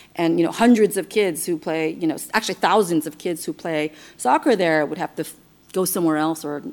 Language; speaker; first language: English; non-native, fluent; Chinese